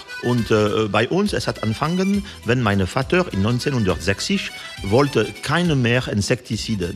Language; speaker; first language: German; non-native, learner; French